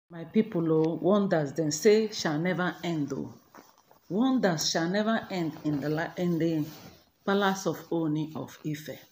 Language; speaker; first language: Nigerian Pidgin; non-native, local second language; Igbo